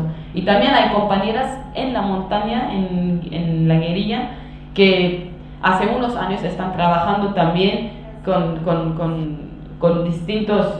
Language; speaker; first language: Spanish; non-native, fluent; Kurdish